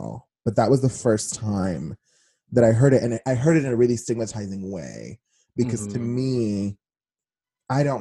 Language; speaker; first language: English; early bilingual, other home language; Spanish